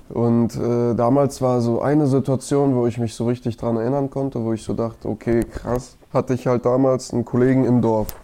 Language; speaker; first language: German; early bilingual, other home language; Russian